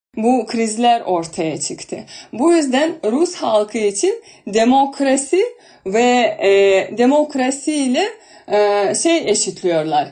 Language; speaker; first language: Turkish; non-native, fluent; Russian